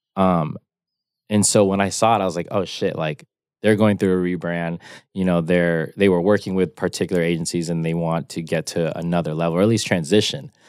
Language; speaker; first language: English; native; English